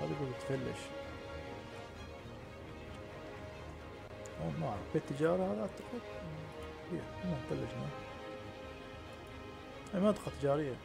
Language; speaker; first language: Arabic; native; Arabic